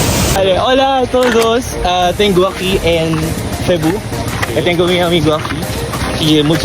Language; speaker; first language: Spanish; non-native, learner; Filipino